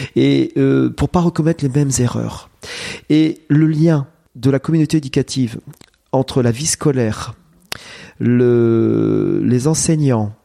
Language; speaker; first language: French; native; French